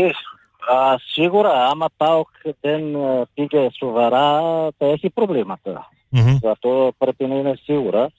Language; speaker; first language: Greek; non-native, fluent; Bulgarian